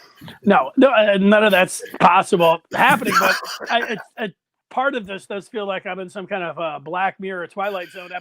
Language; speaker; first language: English; native; English